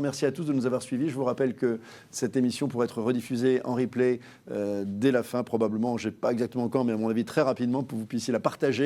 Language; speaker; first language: French; native; French